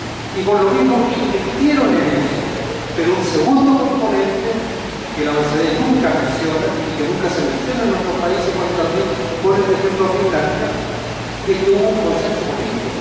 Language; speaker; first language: Spanish; native; Spanish